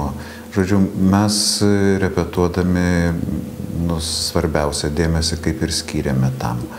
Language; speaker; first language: Lithuanian; native; Lithuanian